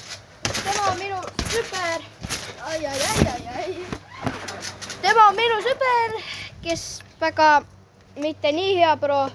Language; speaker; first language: Estonian; early bilingual, heritage; Finnish